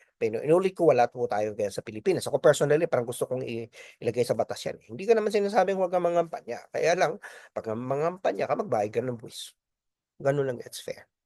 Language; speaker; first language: Filipino; non-native, local second language; Bikol